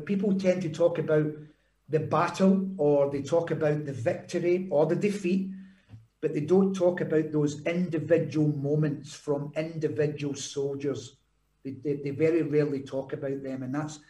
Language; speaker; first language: English; native; English